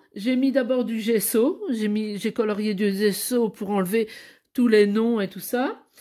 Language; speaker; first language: French; native; French